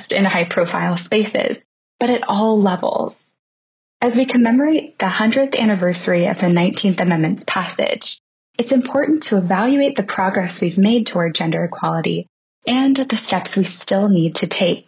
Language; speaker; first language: English; native; English